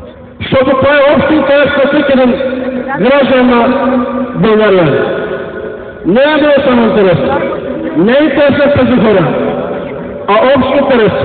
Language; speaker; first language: Bulgarian; non-native, local second language; Turkish